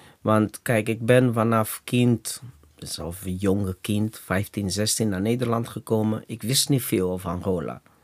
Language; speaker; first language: Dutch; non-native, fluent; Portuguese